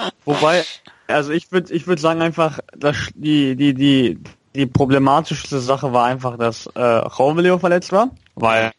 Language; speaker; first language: German; native; German